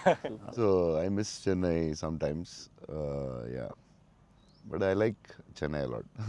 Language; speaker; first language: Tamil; non-native, local second language; Telugu